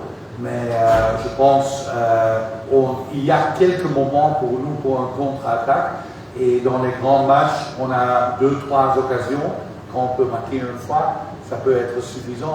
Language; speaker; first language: French; non-native, fluent; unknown